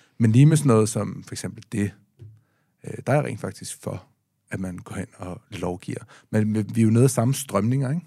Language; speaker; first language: Danish; native; Danish